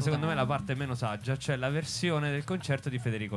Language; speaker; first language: Italian; native; Italian